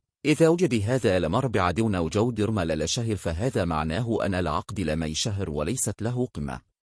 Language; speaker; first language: Arabic; native; Arabic